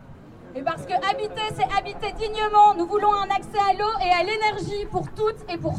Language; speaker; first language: French; native; French